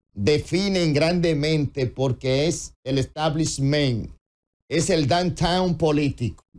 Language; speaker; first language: Spanish; native; Spanish